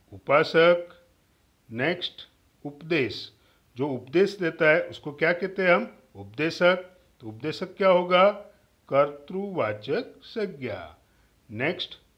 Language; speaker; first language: Hindi; non-native, local second language; Gujarati